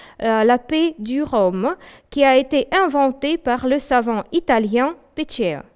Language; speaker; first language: French; non-native, fluent; Russian